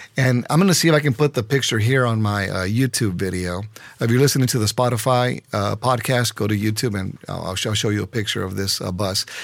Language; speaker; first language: English; early bilingual, other home language; Spanish